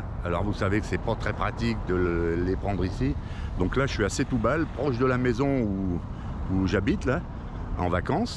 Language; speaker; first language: French; native; French